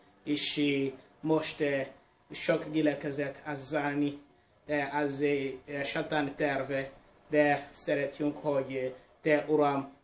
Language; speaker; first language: Hungarian; non-native, learner; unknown